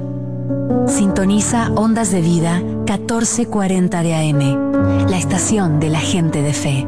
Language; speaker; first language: Spanish; native; Spanish